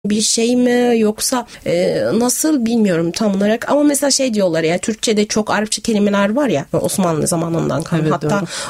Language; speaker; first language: Turkish; non-native, fluent; Arabic